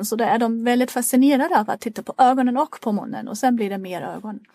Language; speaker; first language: Swedish; non-native, fluent; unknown